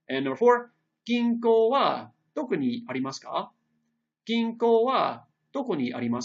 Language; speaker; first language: Japanese; non-native, fluent; English